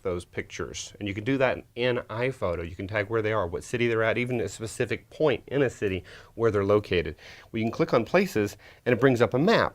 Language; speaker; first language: English; native; English